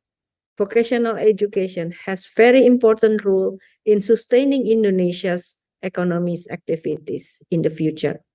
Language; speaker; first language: English; non-native, fluent; Indonesian